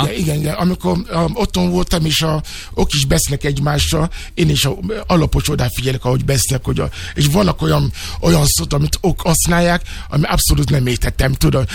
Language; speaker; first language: Hungarian; non-native, fluent; Yoruba